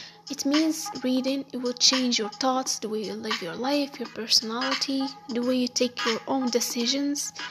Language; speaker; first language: English; non-native, fluent; Arabic